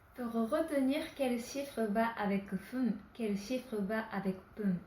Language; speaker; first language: French; non-native, fluent; Japanese